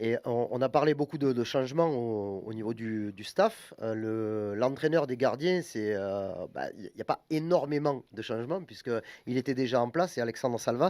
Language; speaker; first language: French; native; French